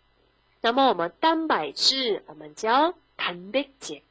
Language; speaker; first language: Chinese; non-native, fluent; Korean